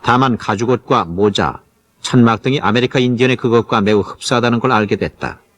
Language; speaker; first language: Korean; native; Korean